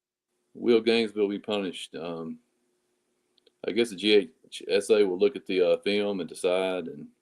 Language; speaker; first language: English; native; English